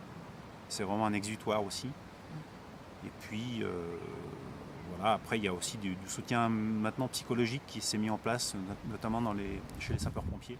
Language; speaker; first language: French; native; French